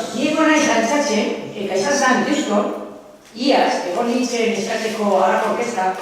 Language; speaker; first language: Basque; non-native, local second language; Spanish